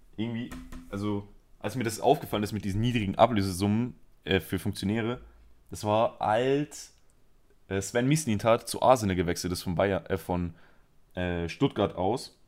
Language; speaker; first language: German; early bilingual, other home language; Spanish